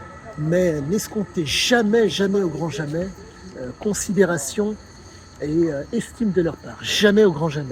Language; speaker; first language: French; native; French